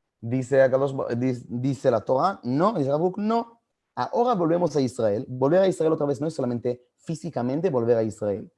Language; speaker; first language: Spanish; non-native, fluent; Hebrew